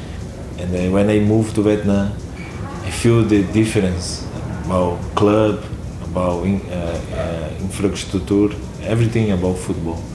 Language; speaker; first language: English; non-native, learner; Portuguese